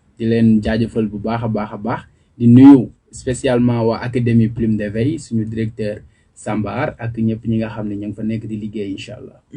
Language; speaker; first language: Wolof; native; Wolof